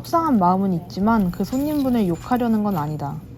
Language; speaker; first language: Korean; native; Korean